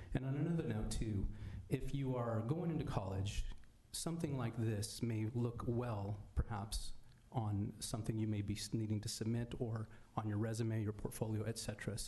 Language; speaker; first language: English; native; English